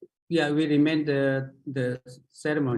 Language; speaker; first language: English; non-native, learner; Japanese